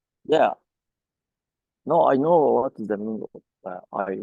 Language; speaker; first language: English; non-native, fluent; Arabic